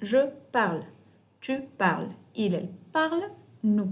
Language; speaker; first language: French; non-native, fluent; Greek